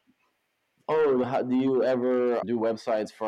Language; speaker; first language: English; native; English